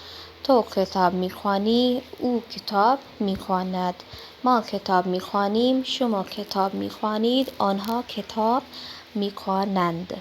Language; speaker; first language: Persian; non-native, learner; Urdu